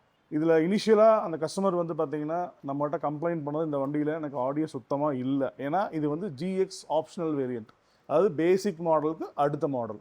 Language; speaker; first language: Tamil; native; Tamil